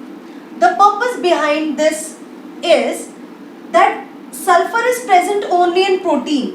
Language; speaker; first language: English; non-native, local second language; Hindi